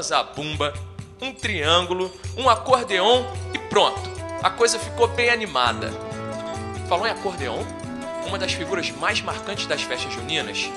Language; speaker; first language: Portuguese; native; Portuguese